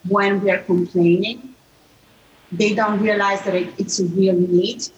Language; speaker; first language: English; non-native, fluent; Italian